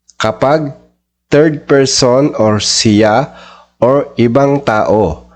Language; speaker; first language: Filipino; native; Filipino